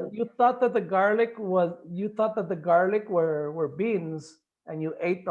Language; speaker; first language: English; non-native, fluent; Spanish